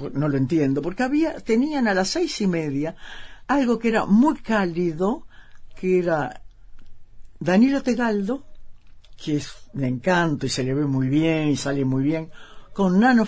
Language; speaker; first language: Spanish; native; Spanish